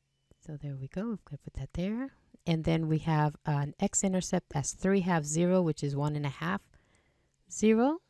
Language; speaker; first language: English; native; English